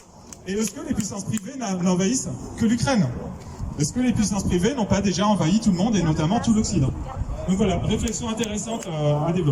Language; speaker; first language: French; native; French